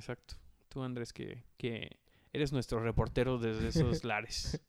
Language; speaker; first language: Spanish; native; Spanish